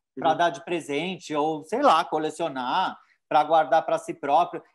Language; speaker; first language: Portuguese; native; Portuguese